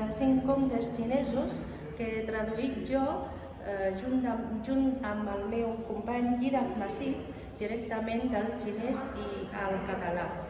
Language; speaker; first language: Catalan; non-native, fluent; Chinese